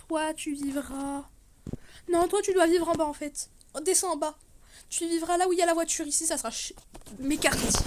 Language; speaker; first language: French; native; French